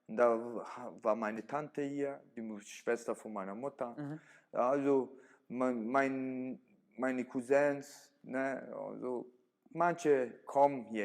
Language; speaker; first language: German; early bilingual, other home language; Italian